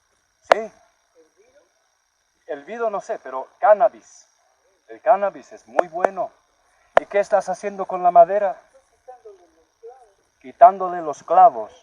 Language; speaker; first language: Spanish; non-native, learner; English